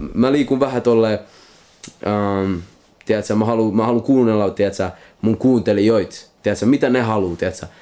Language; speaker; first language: Finnish; non-native, local second language; Swedish